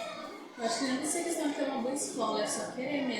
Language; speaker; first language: Portuguese; native; Portuguese